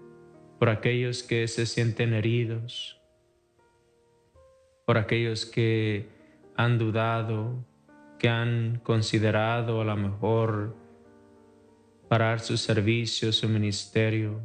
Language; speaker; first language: Spanish; native; Spanish